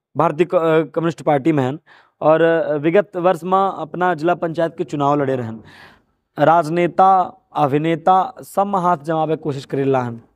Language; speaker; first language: Hindi; native; Hindi